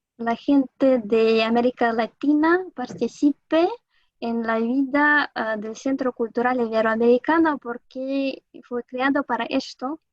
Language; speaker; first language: Spanish; non-native, fluent; Russian